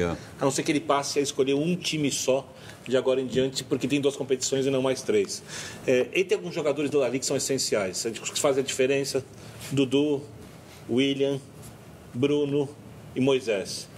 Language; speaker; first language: Portuguese; native; Portuguese